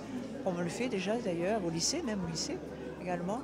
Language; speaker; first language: French; native; French